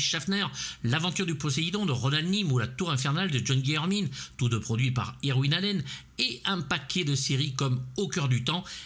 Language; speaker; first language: French; native; French